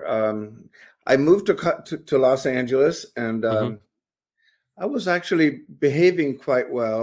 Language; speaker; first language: English; non-native, fluent; Swedish